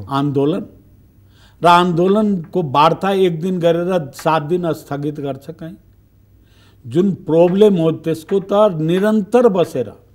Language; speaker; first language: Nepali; non-native, local second language; Bhojpuri